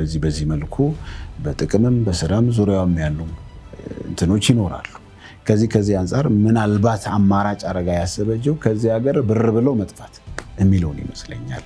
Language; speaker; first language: Amharic; non-native, local second language; Oromo